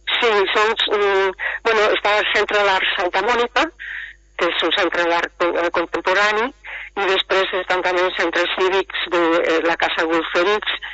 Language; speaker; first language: Catalan; non-native, local second language; Galician